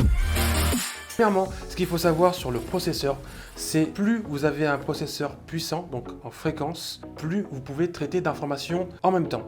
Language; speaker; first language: French; native; French